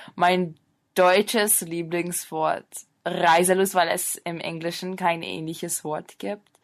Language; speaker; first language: German; non-native, fluent; English